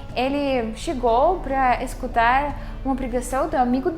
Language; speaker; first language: Portuguese; non-native, fluent; Russian